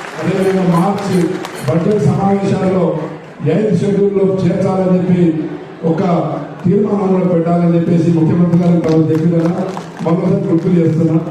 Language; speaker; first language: Telugu; non-native, local second language; Lambadi